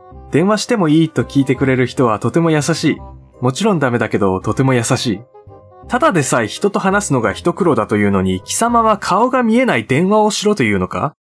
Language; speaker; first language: Japanese; native; Japanese